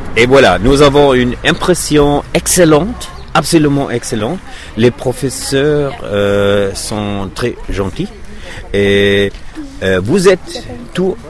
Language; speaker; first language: French; non-native, learner; German